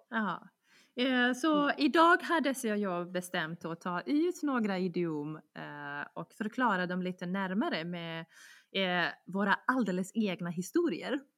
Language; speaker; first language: Swedish; non-native, fluent; Bosnian